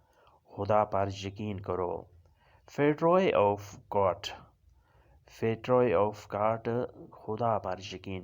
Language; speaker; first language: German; non-native, learner; Urdu